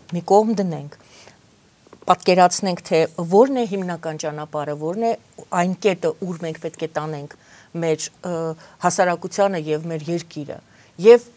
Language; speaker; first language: Armenian; native; Armenian